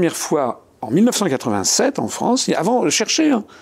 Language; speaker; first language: French; native; French